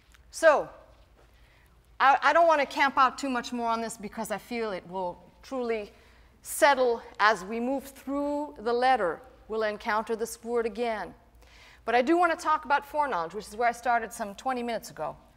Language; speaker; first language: English; native; English